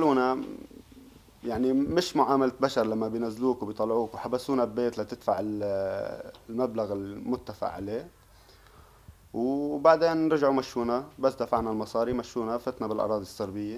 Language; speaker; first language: Arabic; native; Arabic